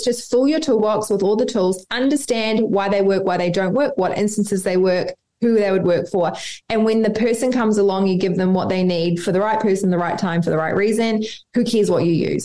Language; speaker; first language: English; native; English